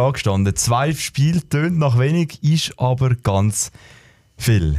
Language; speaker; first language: German; native; German